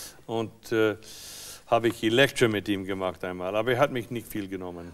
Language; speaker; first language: German; non-native, fluent; English